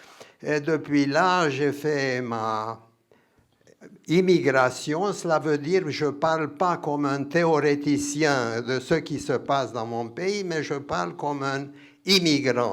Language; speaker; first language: French; non-native, fluent; Romanian